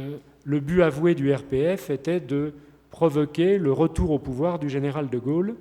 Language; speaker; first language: French; native; French